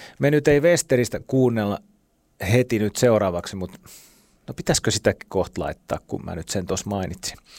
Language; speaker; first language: Finnish; native; Finnish